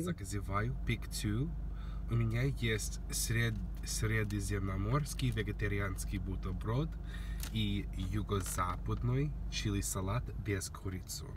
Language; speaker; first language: Russian; non-native, learner; English